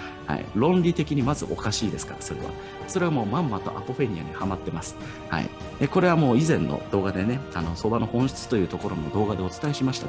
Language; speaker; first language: Japanese; native; Japanese